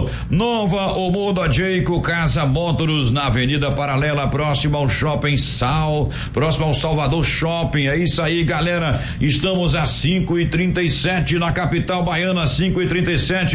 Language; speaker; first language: Portuguese; native; Portuguese